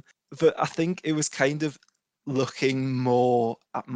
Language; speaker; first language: English; native; English